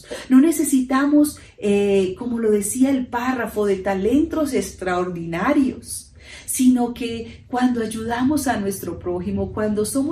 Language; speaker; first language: Spanish; native; Spanish